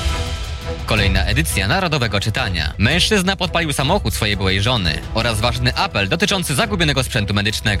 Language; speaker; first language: Polish; native; Polish